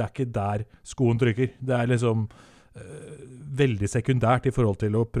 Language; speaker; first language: Norwegian; native; Norwegian